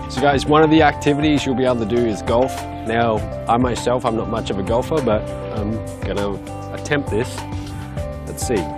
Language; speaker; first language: English; native; English